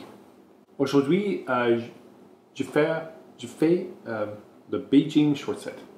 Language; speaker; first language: French; non-native, local second language; English